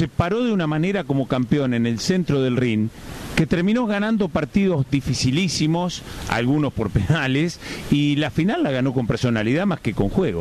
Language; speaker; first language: Spanish; native; Spanish